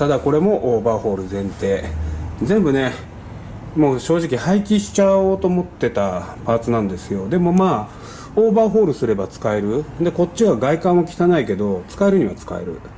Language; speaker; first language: Japanese; native; Japanese